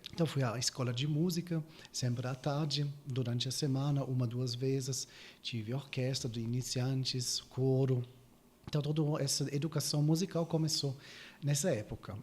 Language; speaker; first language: Portuguese; non-native, fluent; German